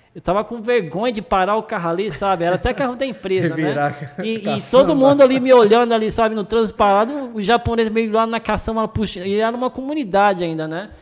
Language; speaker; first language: Portuguese; early bilingual, other home language; Japanese